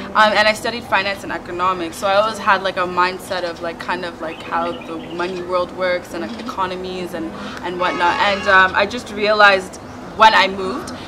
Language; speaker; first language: English; native; English